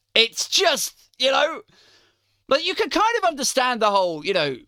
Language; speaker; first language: English; native; English